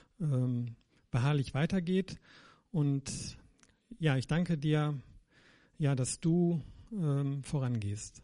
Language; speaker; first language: German; native; German